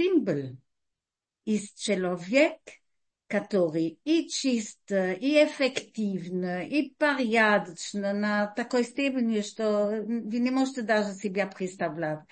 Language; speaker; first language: Russian; early bilingual, heritage; Russian